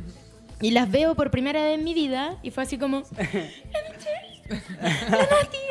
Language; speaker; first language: Spanish; native; Spanish